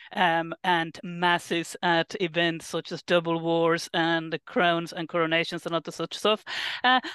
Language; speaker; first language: English; non-native, fluent; Finnish